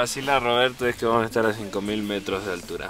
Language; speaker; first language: Spanish; native; Spanish